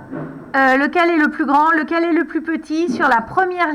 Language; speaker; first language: French; native; French